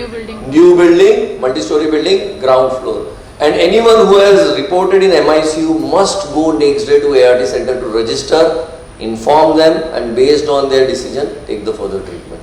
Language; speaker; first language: English; non-native, local second language; Marathi